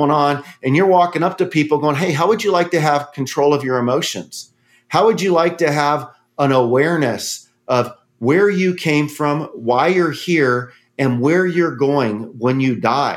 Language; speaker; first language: English; native; English